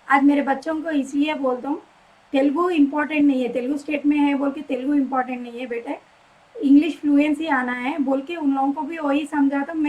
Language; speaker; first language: Hindi; non-native, local second language; Telugu